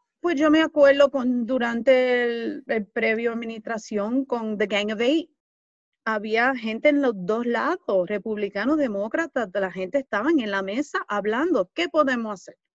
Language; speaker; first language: Spanish; early bilingual, heritage; Spanish